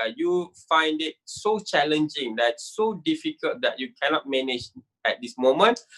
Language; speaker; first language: English; non-native, local second language; Malay